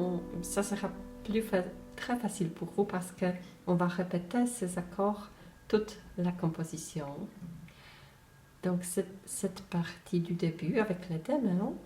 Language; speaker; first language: French; non-native, fluent; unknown